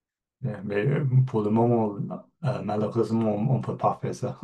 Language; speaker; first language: French; non-native, fluent; English